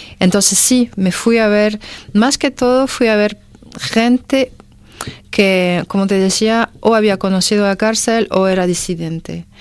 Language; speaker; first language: Spanish; non-native, fluent; French